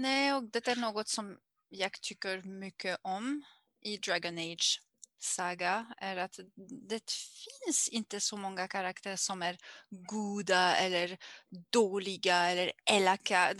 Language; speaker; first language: Swedish; non-native, learner; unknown